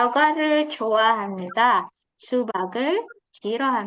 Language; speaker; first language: Korean; non-native, fluent; Indonesian